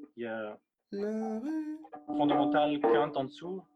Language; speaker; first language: French; non-native, fluent; German